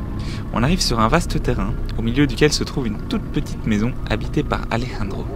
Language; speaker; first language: French; native; French